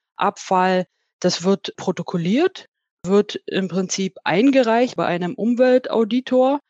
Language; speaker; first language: German; native; German